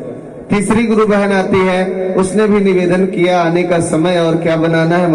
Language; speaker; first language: Hindi; native; Hindi